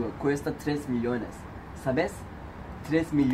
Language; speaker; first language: Spanish; non-native, learner; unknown